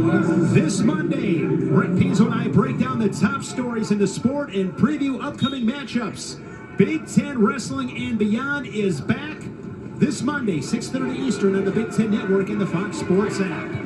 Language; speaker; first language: English; native; English